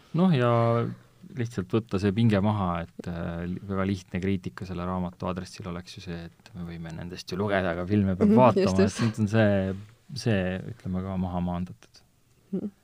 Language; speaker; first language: Estonian; native; Estonian